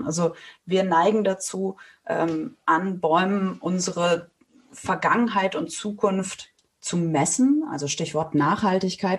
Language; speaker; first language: German; native; German